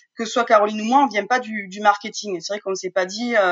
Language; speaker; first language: French; native; French